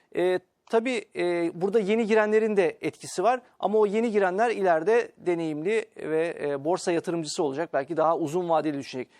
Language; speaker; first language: Turkish; native; Turkish